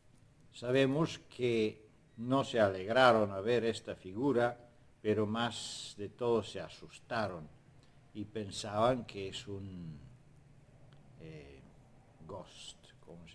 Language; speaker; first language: Spanish; non-native, fluent; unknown